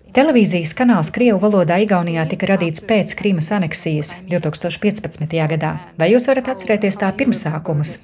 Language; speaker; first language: Latvian; native; Latvian